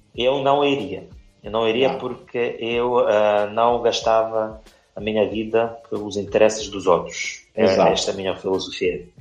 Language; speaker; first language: Portuguese; non-native, fluent; Ukrainian